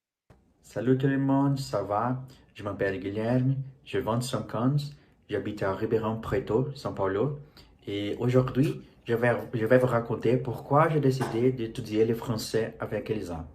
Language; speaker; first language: French; non-native, learner; Portuguese